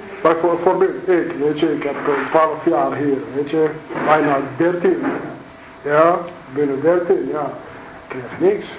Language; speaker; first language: Dutch; non-native, learner; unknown